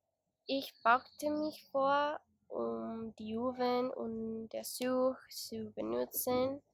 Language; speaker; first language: German; non-native, learner; Spanish